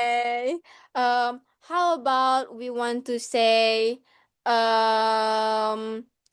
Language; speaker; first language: English; non-native, learner; Indonesian